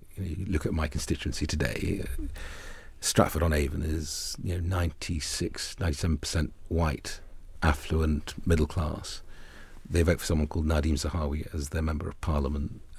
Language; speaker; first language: English; early bilingual, other home language; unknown